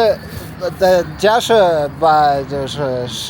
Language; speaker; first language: Chinese; non-native, learner; Polish